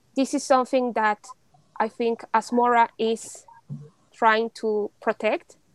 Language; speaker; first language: English; non-native, fluent; Spanish